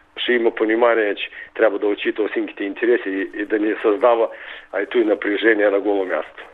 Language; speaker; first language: Bulgarian; early bilingual, heritage; Bulgarian